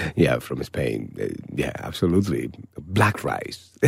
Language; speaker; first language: English; non-native, fluent; Spanish